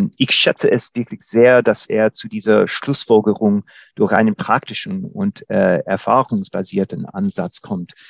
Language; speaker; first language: German; non-native, fluent; English